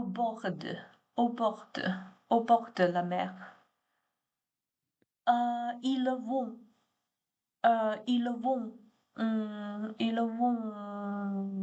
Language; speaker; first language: French; non-native, learner; Chinese